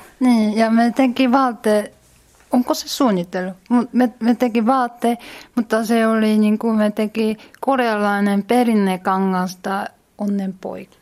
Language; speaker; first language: Finnish; non-native, learner; Korean